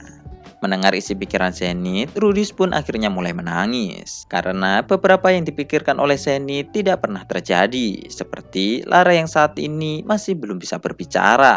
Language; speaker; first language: Indonesian; native; Indonesian